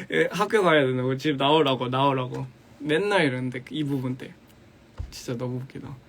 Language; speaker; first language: Korean; early bilingual, heritage; English